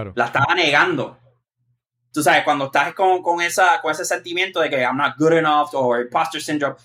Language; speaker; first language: Spanish; native; Spanish